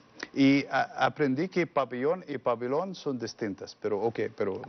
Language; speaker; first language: Spanish; non-native, learner; Arabic